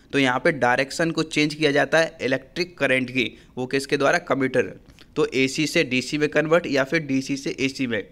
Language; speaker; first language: Hindi; native; Hindi